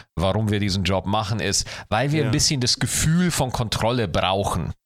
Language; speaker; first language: German; native; German